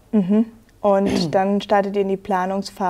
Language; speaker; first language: German; native; German